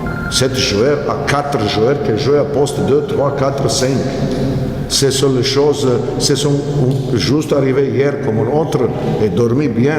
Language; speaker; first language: French; non-native, learner; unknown